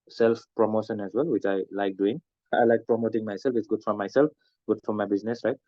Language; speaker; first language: English; non-native, local second language; Nepali